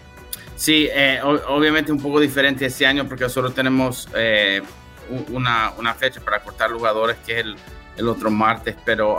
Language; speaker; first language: Spanish; early bilingual, heritage; English